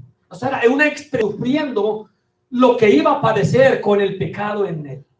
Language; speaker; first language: Spanish; native; Spanish